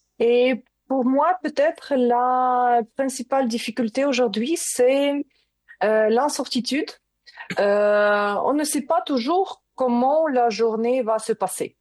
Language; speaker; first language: French; non-native, learner; Ukrainian